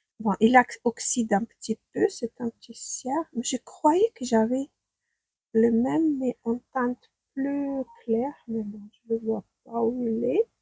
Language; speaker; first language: French; non-native, fluent; Ukrainian